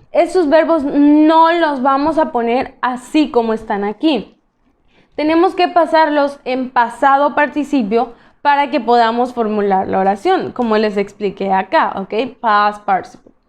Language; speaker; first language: Spanish; native; Spanish